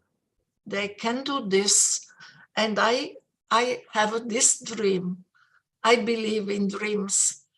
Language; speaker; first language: English; non-native, fluent; Italian